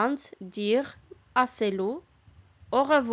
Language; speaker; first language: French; non-native, fluent; Armenian